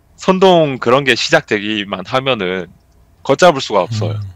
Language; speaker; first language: Korean; early bilingual, heritage; Korean